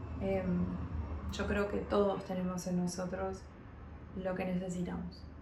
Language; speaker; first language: Spanish; early bilingual, heritage; Spanish